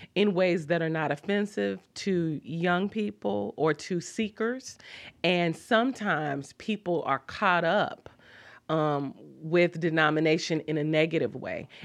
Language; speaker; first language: English; native; English